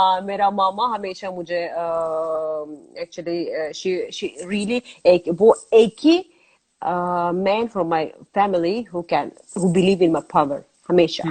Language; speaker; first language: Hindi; non-native, learner; Azerbaijani